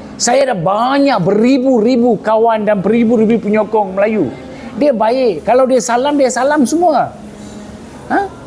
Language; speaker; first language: Malay; non-native, local second language; Tamil